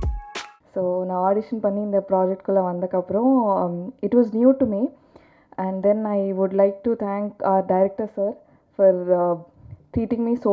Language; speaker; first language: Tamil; non-native, learner; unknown